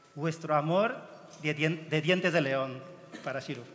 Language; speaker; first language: Spanish; non-native, fluent; Chinese